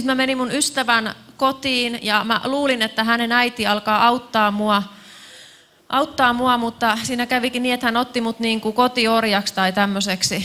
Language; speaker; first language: Finnish; native; Finnish